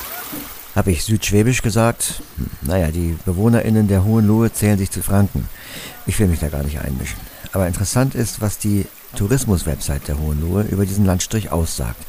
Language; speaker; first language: German; native; German